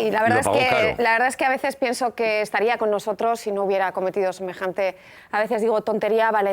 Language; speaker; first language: Spanish; native; Spanish